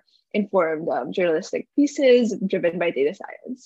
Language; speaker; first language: English; non-native, local second language; Filipino